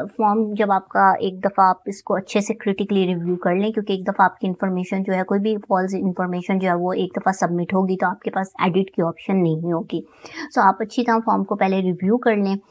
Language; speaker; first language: Urdu; native; Urdu